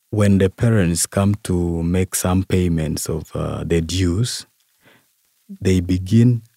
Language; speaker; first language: English; non-native, local second language; Kalenjin